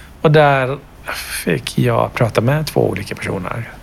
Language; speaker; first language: Swedish; non-native, fluent; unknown